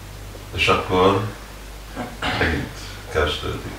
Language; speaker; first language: Hungarian; early bilingual, heritage; Hungarian